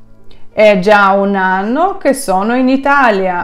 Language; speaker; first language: Italian; non-native, fluent; Ukrainian